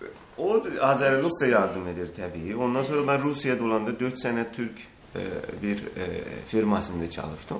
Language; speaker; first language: Turkish; non-native, learner; Azerbaijani